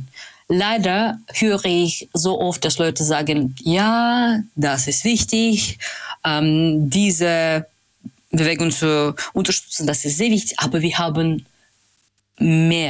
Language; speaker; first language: German; non-native, fluent; Russian